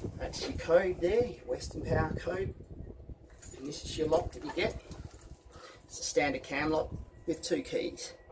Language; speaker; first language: English; native; English